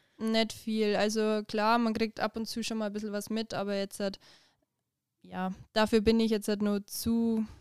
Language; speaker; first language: German; native; German